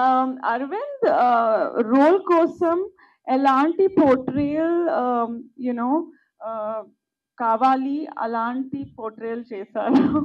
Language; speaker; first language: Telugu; non-native, local second language; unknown